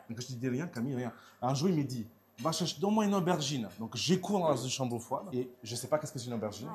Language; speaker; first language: French; non-native, fluent; Italian